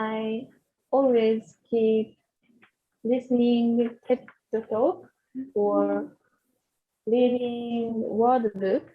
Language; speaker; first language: English; non-native, learner; Japanese